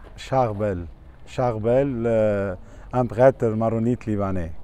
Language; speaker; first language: French; non-native, local second language; Arabic